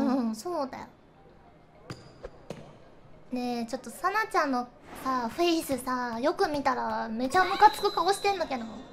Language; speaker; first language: Japanese; native; Japanese